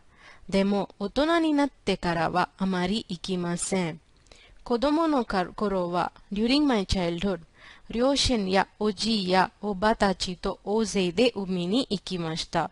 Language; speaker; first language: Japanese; non-native, fluent; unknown